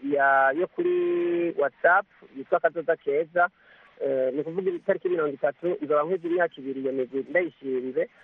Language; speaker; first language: Rundi; native; Rundi